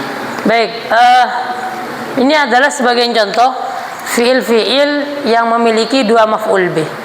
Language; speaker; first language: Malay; non-native, local second language; Javanese